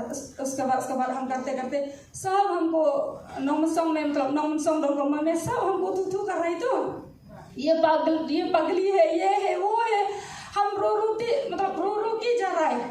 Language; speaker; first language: Hindi; non-native, local second language; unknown